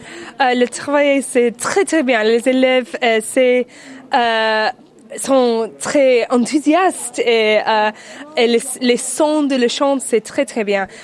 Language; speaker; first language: French; non-native, learner; English